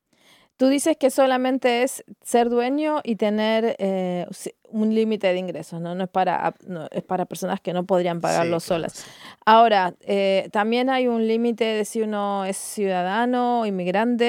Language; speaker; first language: Spanish; native; Spanish